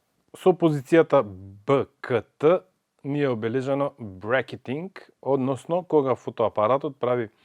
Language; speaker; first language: Macedonian; native; Macedonian